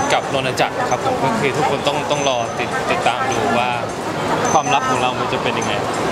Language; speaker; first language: Thai; early bilingual, heritage; English